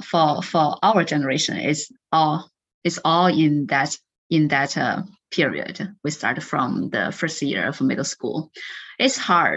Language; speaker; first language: English; non-native, fluent; Chinese